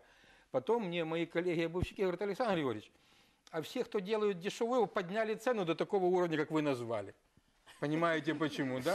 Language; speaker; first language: Russian; native; Russian